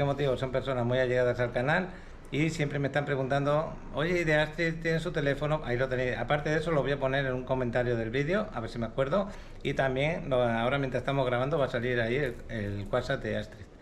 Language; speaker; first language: Spanish; native; Spanish